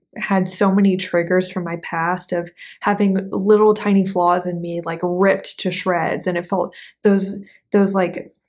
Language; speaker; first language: English; native; English